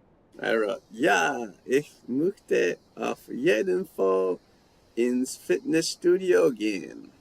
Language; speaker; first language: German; non-native, learner; English